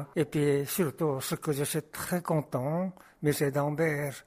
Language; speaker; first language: French; non-native, fluent; Korean